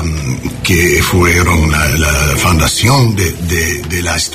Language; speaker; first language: Spanish; non-native, learner; English